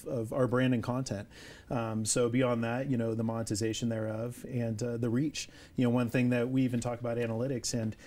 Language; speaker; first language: English; native; English